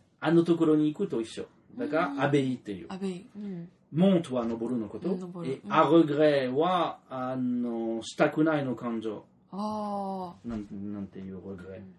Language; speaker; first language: Japanese; non-native, learner; French